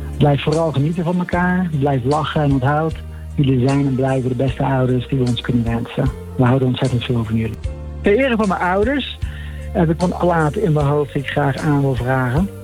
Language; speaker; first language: Dutch; native; Dutch